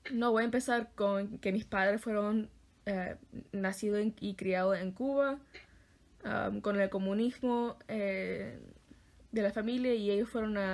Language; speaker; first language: Spanish; early bilingual, heritage; Spanish